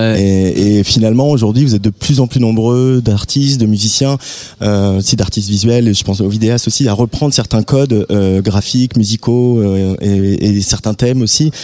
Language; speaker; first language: French; native; French